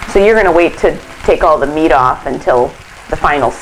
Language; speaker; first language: English; native; English